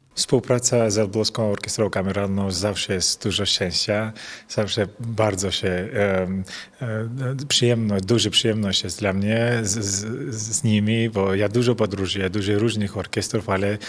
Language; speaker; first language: Polish; non-native, learner; Georgian